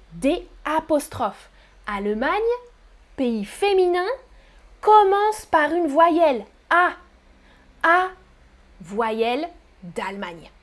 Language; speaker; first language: French; native; French